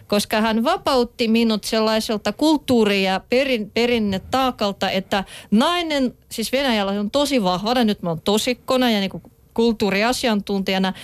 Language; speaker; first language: Finnish; non-native, fluent; Russian